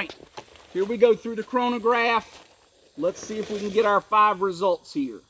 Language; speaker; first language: English; native; English